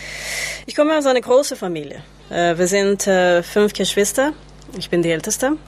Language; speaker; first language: German; non-native, learner; Spanish